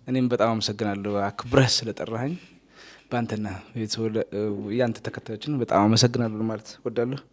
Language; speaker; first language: Amharic; non-native, local second language; Afar